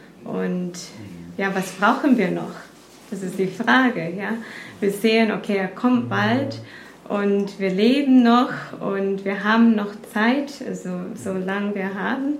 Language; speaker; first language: German; non-native, fluent; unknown